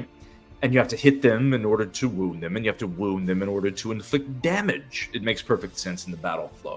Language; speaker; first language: English; native; English